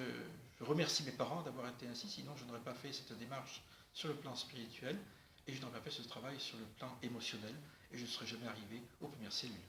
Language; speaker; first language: French; native; French